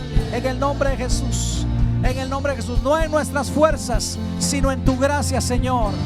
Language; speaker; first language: Spanish; native; Spanish